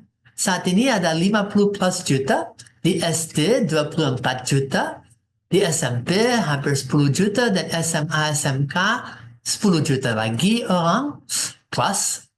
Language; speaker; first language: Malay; non-native, fluent; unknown